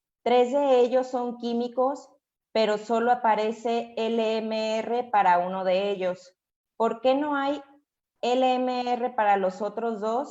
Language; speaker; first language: Spanish; native; Spanish